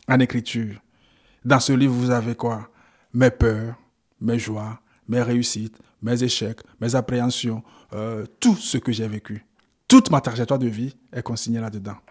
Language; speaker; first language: French; non-native, local second language; Ewe